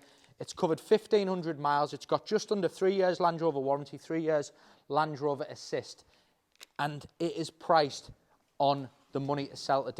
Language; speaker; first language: English; native; English